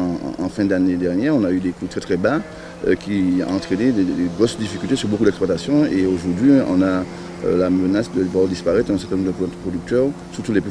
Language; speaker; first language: French; native; French